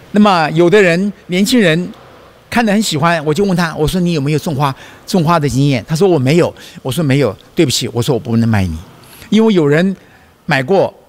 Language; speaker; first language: Chinese; native; Chinese